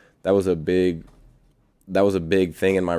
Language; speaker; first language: English; native; English